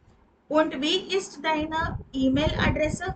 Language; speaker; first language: German; non-native, fluent; Hindi